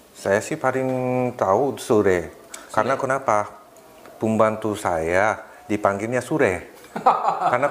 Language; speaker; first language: Indonesian; non-native, fluent; Japanese